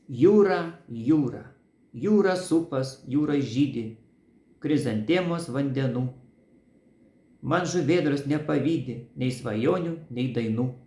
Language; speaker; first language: Lithuanian; native; Lithuanian